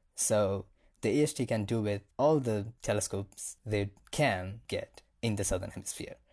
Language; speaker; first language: English; non-native, local second language; Tamil